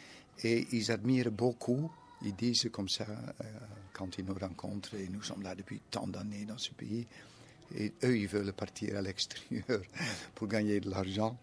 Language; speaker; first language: French; non-native, fluent; Dutch